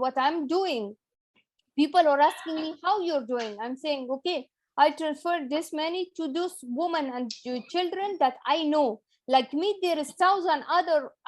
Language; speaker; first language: English; non-native, fluent; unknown